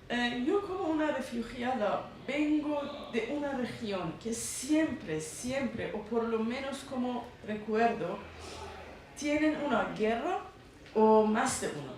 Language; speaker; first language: Spanish; non-native, learner; Persian